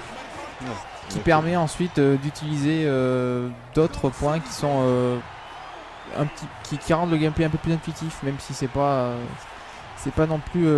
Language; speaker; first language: French; native; French